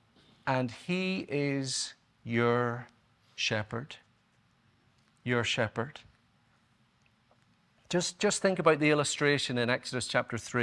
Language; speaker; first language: English; native; English